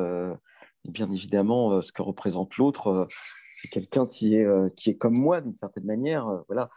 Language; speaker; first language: French; native; French